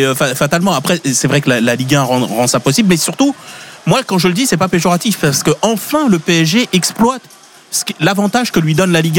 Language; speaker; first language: French; native; French